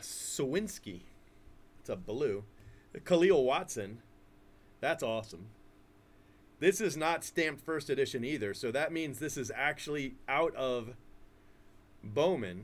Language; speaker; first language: English; native; English